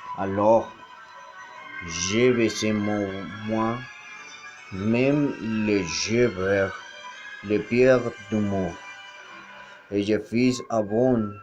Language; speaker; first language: French; non-native, learner; Spanish